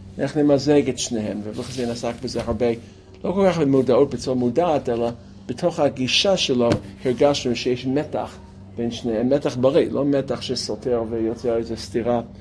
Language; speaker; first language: Hebrew; non-native, fluent; English